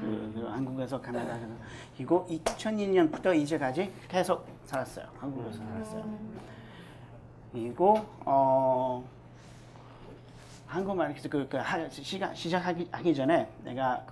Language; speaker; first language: Korean; non-native, learner; French